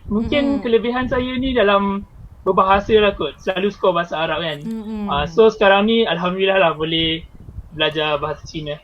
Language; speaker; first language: Malay; native; Malay